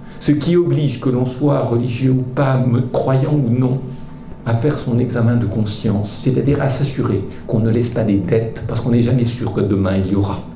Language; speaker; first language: French; native; French